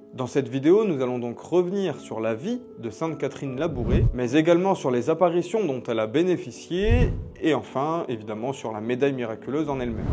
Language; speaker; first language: French; native; French